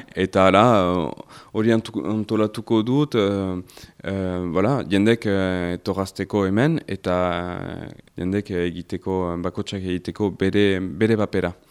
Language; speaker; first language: Basque; non-native, local second language; French